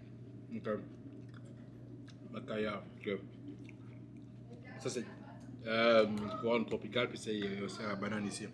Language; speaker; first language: French; native; French